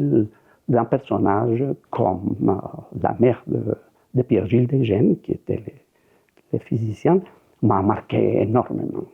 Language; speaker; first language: French; non-native, fluent; Spanish